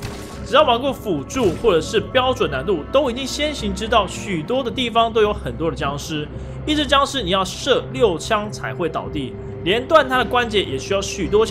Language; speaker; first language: Chinese; native; Chinese